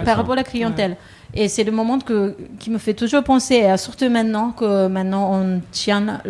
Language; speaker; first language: French; non-native, fluent; Japanese